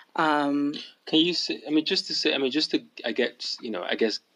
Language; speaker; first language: English; early bilingual, other home language; Yoruba